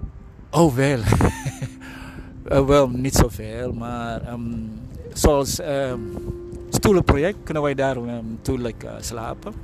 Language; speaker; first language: Dutch; non-native, fluent; Indonesian